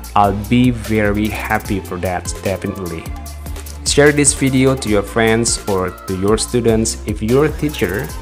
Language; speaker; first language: English; non-native, fluent; Indonesian